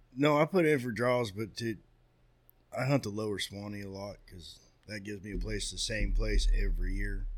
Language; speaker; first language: English; native; English